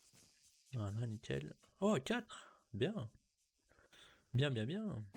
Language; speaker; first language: French; native; French